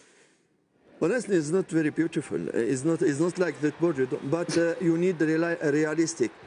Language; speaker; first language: English; non-native, learner; French